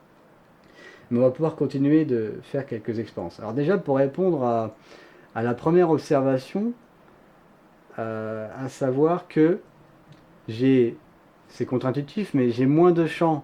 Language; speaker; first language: French; native; French